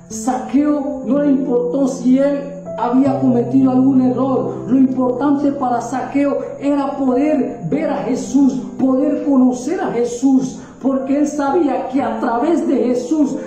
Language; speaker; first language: Spanish; native; Spanish